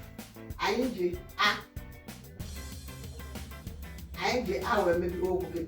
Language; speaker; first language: Igbo; native; Igbo